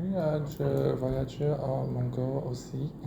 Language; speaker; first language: French; non-native, learner; Chinese